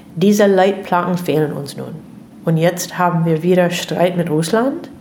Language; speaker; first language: German; non-native, fluent; English